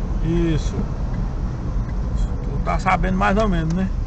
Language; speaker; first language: Portuguese; native; Portuguese